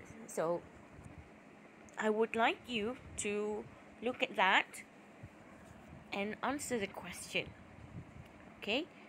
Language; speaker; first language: English; non-native, local second language; Malay